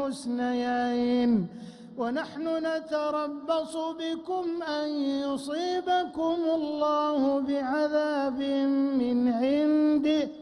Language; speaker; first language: Arabic; native; Arabic